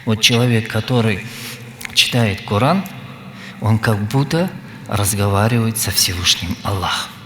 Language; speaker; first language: Russian; non-native, local second language; Kazakh